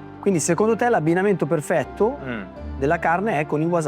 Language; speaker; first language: Italian; native; Italian